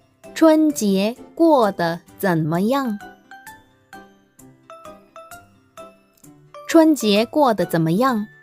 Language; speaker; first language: Chinese; non-native, fluent; Korean